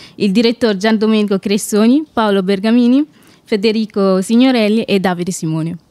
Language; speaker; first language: Italian; non-native, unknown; Wolof